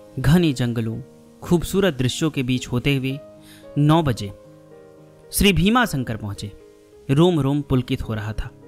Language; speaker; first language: Hindi; native; Hindi